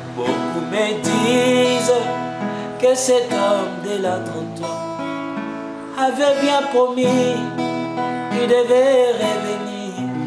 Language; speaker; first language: French; non-native, local second language; Lingala